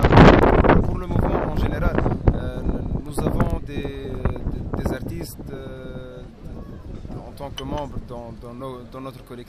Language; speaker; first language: French; non-native, local second language; Arabic